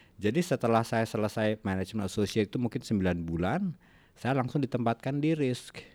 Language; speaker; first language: Indonesian; native; Indonesian